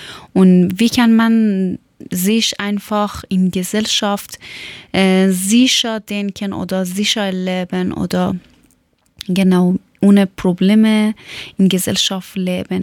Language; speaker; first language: German; non-native, learner; Persian